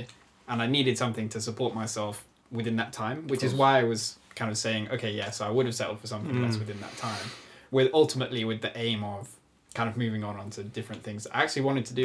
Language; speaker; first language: English; native; English